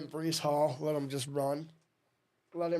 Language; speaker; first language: English; native; English